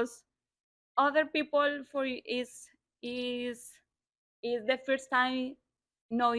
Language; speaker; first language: English; non-native, learner; Spanish